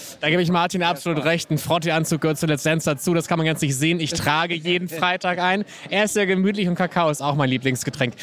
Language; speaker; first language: German; native; German